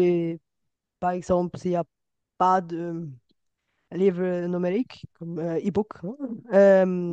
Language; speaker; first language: French; non-native, fluent; Bulgarian